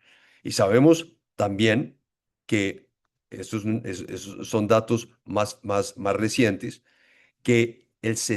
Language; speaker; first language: Spanish; native; Spanish